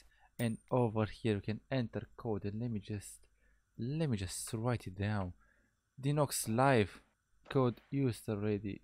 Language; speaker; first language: English; non-native, fluent; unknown